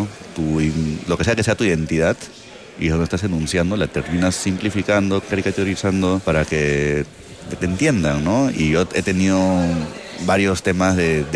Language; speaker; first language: Spanish; native; Spanish